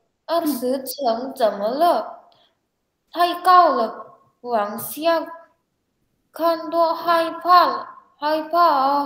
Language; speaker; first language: Chinese; non-native, learner; Indonesian